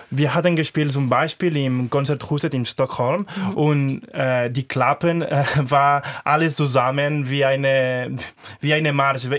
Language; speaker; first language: German; non-native, fluent; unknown